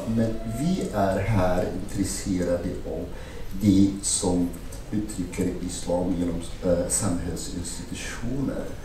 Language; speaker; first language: Swedish; non-native, fluent; Arabic